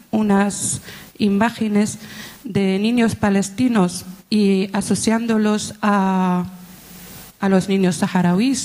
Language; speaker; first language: Spanish; non-native, fluent; Arabic